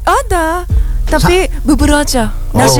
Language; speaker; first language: Indonesian; non-native, learner; Japanese